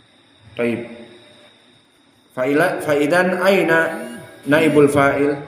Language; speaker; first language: Arabic; non-native, fluent; Indonesian